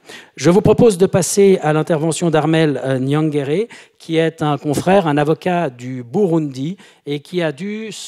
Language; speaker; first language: French; native; French